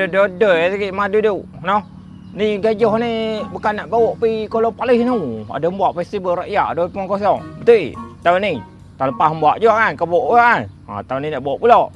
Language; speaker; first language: Malay; native; Malay